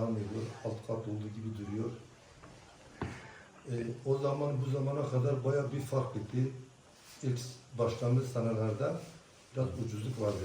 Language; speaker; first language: Turkish; non-native, local second language; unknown